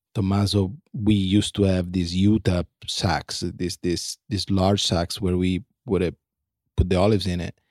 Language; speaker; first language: English; non-native, fluent; Italian